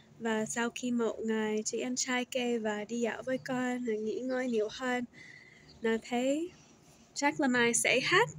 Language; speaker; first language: Vietnamese; early bilingual, heritage; Vietnamese